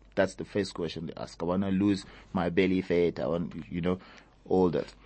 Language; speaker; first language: English; early bilingual, other home language; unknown